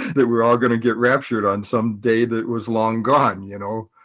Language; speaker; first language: English; native; English